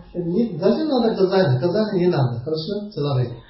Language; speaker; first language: Russian; non-native, learner; Tibetan